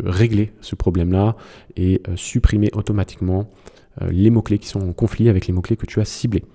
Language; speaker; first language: French; native; French